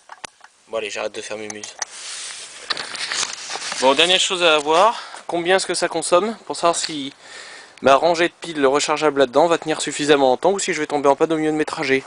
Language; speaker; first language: French; native; French